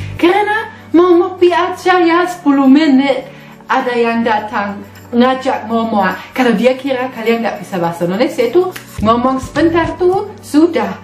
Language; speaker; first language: Indonesian; non-native, fluent; German